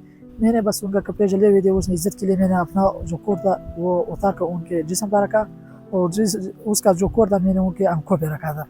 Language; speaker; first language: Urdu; non-native, local second language; Pashto